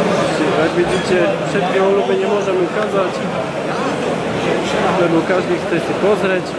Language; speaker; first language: Polish; non-native, learner; Slovak